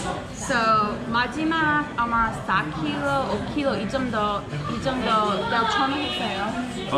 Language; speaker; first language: Korean; non-native, learner; English